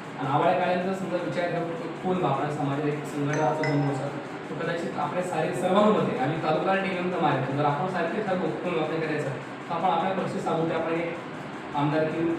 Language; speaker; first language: Marathi; non-native, local second language; Lambadi